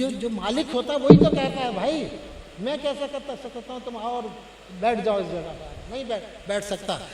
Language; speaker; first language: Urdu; non-native, local second language; Pashto